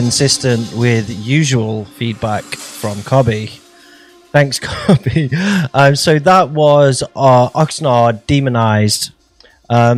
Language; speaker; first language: English; native; English